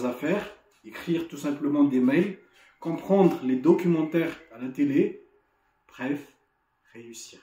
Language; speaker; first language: French; non-native, local second language; Malagasy